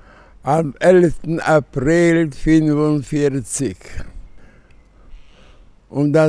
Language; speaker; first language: German; non-native, fluent; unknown